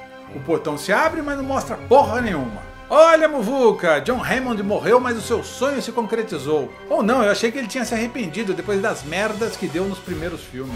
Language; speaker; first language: Portuguese; native; Portuguese